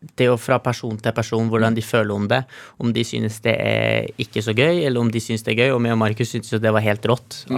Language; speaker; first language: Norwegian; native; Norwegian